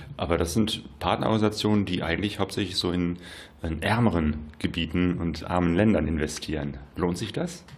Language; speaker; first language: German; native; German